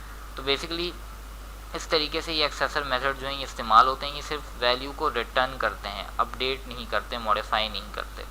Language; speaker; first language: Hindi; native; Hindi